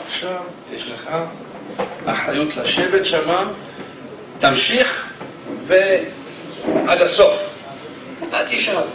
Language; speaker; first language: Hebrew; non-native, fluent; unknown